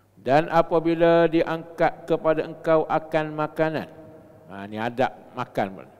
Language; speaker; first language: Malay; native; Malay